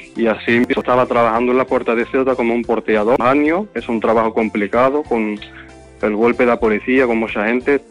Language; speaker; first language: Spanish; non-native, fluent; Arabic